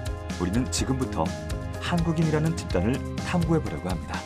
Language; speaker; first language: Korean; native; Korean